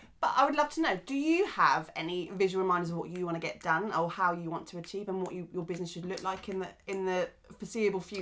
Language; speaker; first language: English; native; English